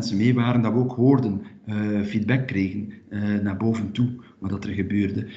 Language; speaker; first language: Dutch; native; Dutch